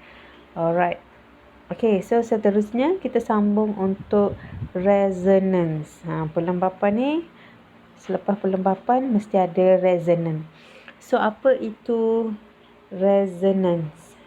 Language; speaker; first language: Malay; native; Malay